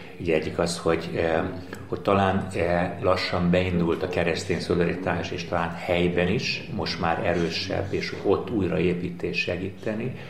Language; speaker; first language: Hungarian; native; Hungarian